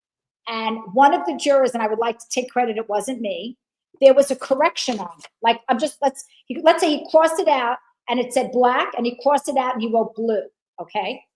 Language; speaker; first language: English; native; English